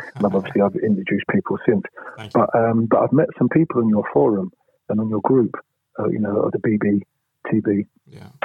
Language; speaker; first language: English; native; English